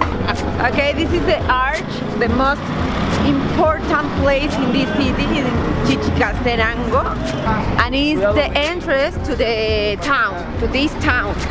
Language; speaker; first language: English; non-native, learner; Spanish